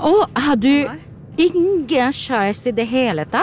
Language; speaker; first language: Norwegian; non-native, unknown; Portuguese